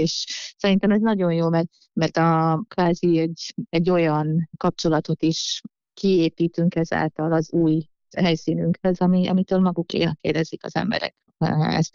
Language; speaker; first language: Hungarian; native; Hungarian